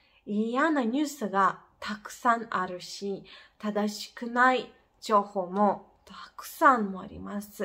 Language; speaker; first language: Japanese; non-native, fluent; Ukrainian